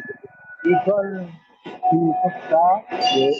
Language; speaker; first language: Korean; non-native, learner; Indonesian